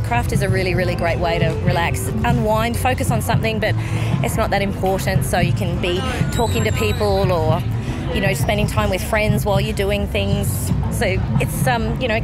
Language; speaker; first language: English; native; English